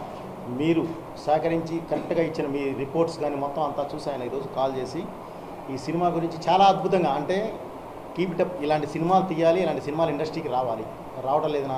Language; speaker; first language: Telugu; native; Telugu